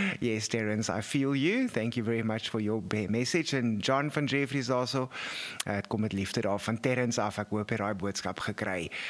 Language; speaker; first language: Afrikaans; native; Afrikaans